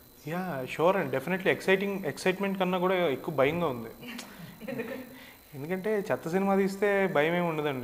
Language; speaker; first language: Telugu; native; Telugu